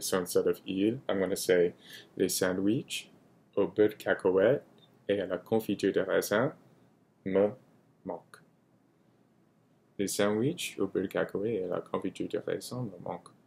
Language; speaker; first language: French; non-native, fluent; English